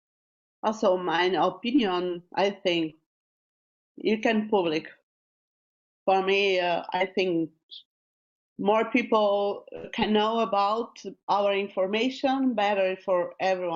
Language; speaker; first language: English; non-native, learner; Portuguese